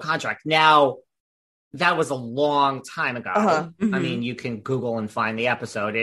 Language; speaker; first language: English; native; English